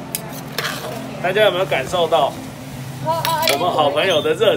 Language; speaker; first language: Chinese; native; Chinese